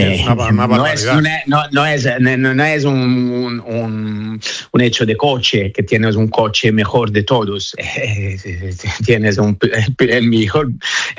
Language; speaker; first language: Spanish; non-native, fluent; Italian